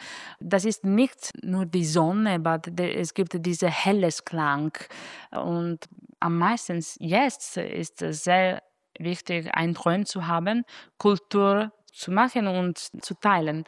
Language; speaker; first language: German; non-native, fluent; Italian